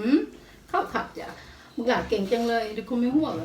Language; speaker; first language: Swedish; non-native, learner; Thai